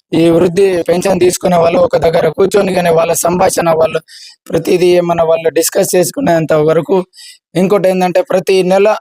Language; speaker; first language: Telugu; non-native, local second language; Lambadi